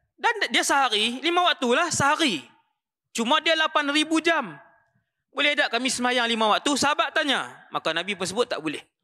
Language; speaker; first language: Malay; native; Malay